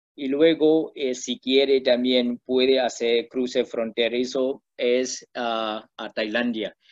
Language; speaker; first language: Spanish; non-native, learner; Burmese